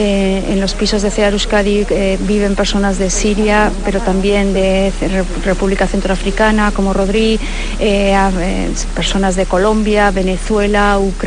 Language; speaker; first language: Spanish; native; Spanish